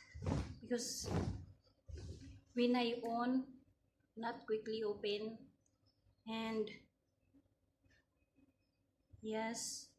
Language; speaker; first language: English; non-native, learner; Filipino